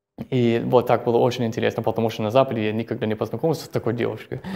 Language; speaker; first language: Russian; non-native, fluent; English